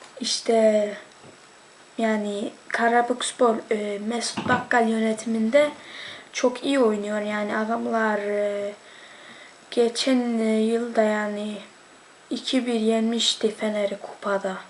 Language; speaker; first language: Turkish; early bilingual, heritage; Turkish